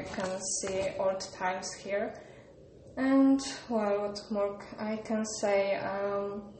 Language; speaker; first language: English; non-native, learner; Polish